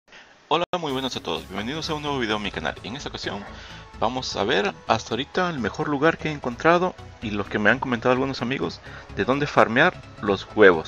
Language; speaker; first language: Spanish; native; Spanish